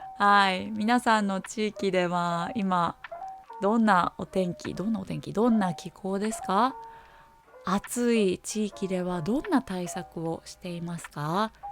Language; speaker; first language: Japanese; native; Japanese